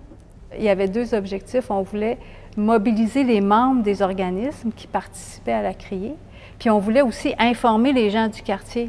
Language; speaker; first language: French; native; French